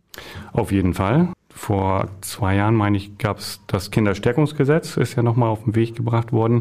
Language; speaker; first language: German; native; German